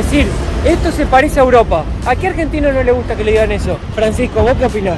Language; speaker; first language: Spanish; native; Spanish